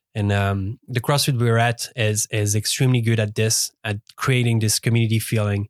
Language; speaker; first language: English; non-native, fluent; French